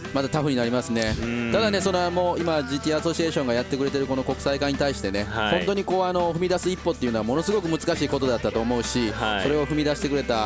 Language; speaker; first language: Japanese; native; Japanese